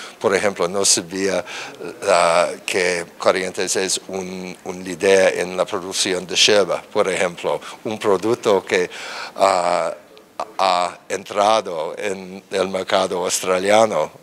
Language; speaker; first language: Spanish; non-native, learner; English